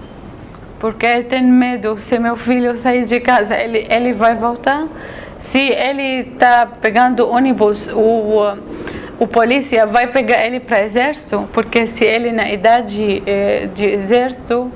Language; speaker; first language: Portuguese; non-native, learner; Arabic